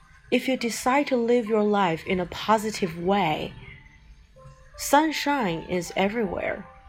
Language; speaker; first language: English; non-native, fluent; Chinese